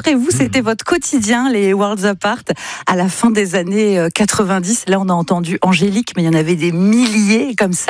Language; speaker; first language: French; native; French